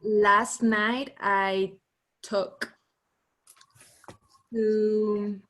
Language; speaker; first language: English; non-native, learner; Spanish